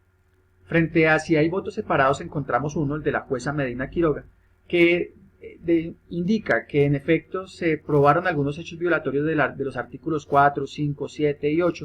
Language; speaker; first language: Spanish; native; Spanish